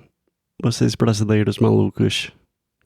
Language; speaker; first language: Portuguese; non-native, fluent; English